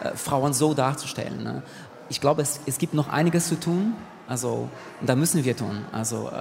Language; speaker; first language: German; non-native, fluent; Portuguese